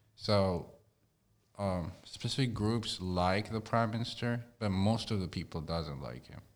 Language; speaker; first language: English; non-native, fluent; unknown